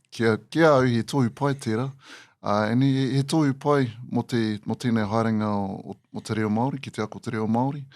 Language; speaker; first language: Māori; non-native, local second language; English